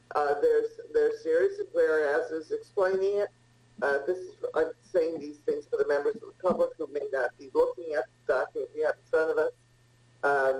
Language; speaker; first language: English; early bilingual, other home language; Italian